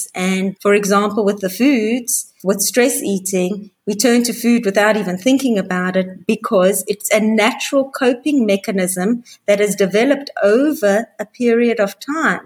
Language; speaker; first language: English; native; English